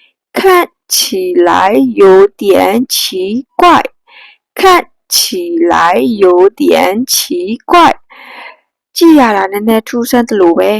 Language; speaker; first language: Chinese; non-native, fluent; Burmese